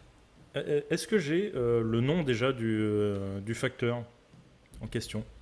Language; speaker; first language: French; native; French